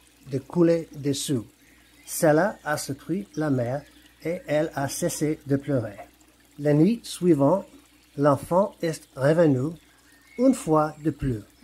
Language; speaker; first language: French; non-native, learner; English